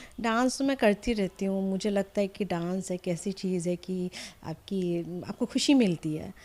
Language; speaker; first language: Hindi; non-native, local second language; Assamese